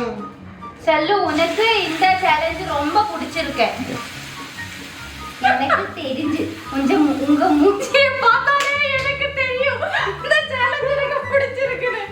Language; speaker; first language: Tamil; non-native, learner; Malayalam